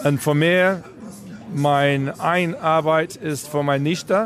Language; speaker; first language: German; non-native, learner; English